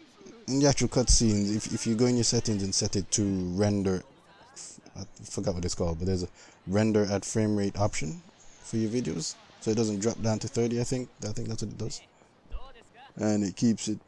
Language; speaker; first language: English; native; English